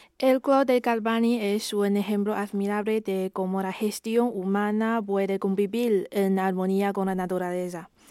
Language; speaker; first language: Spanish; non-native, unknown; Chinese